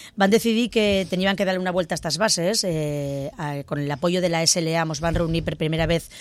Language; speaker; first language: Spanish; non-native, local second language; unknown